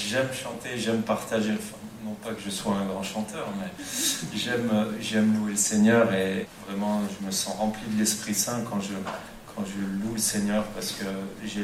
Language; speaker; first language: French; native; French